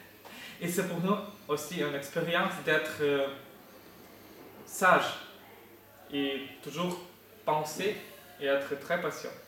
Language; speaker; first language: French; non-native, fluent; Ukrainian